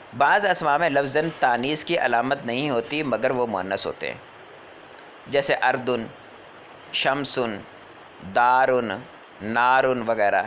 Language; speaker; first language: Urdu; native; Urdu